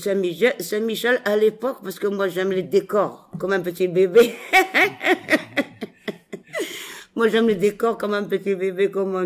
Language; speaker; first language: French; non-native, local second language; Arabic